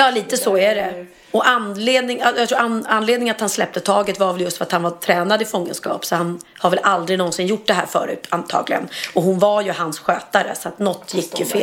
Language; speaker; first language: Swedish; native; Swedish